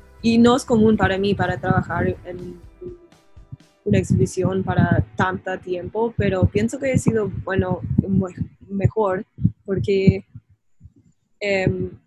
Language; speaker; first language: Spanish; non-native, learner; English